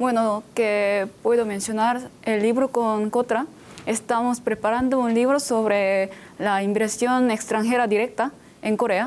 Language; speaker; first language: Spanish; non-native, fluent; Korean